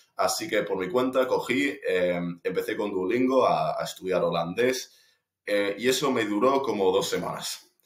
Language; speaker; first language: Spanish; non-native, fluent; English